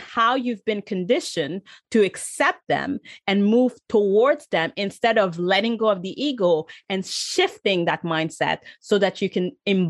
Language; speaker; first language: English; native; English